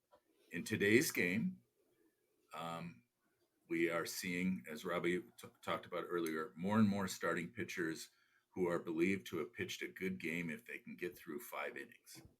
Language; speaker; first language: English; native; English